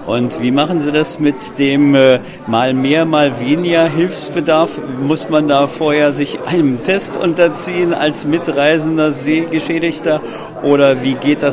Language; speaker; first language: German; native; German